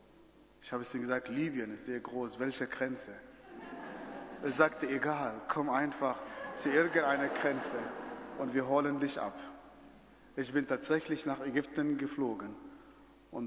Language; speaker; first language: German; non-native, fluent; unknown